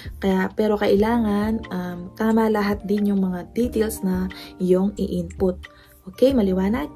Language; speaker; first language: Filipino; non-native, local second language; Pampanga